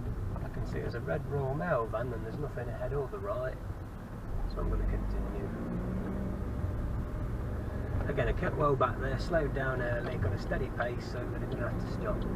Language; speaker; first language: English; native; English